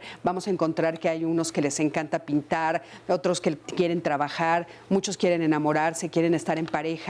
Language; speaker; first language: Spanish; native; Spanish